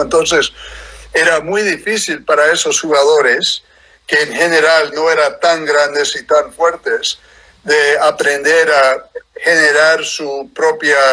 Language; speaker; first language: Spanish; non-native, fluent; English